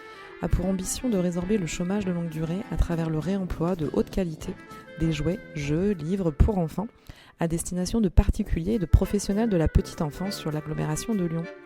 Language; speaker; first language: French; native; French